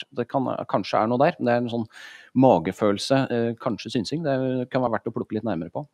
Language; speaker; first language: Norwegian; native; Norwegian